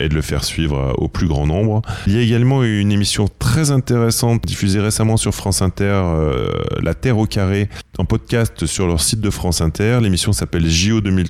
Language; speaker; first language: French; native; French